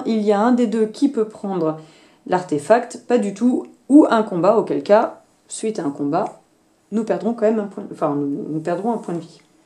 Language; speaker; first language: French; native; French